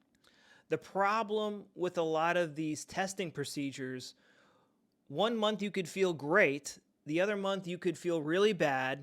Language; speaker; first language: English; native; English